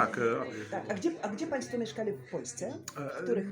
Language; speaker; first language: Polish; non-native, learner; Russian